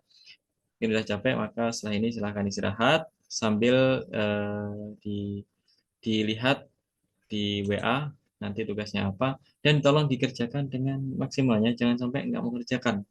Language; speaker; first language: Indonesian; native; Indonesian